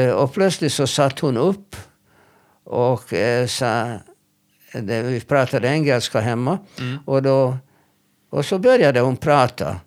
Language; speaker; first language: Swedish; non-native, fluent; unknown